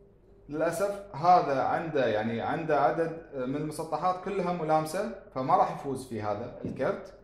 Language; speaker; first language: Arabic; native; Arabic